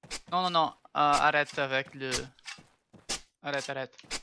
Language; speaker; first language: French; non-native, learner; English